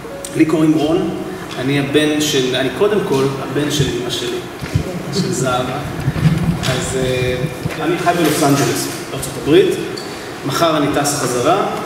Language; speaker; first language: Hebrew; early bilingual, heritage; Hebrew